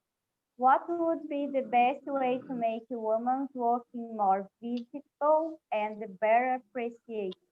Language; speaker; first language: English; non-native, learner; Portuguese